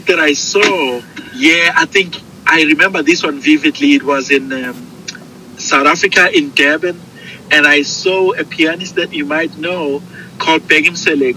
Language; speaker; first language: English; non-native, local second language; Zulu